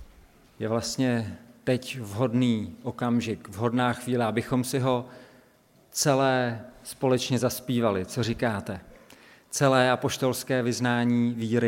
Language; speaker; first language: Czech; native; Czech